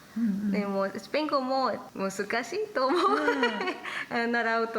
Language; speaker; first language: Japanese; non-native, learner; Spanish